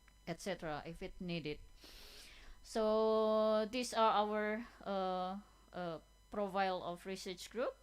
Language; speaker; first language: English; non-native, fluent; Indonesian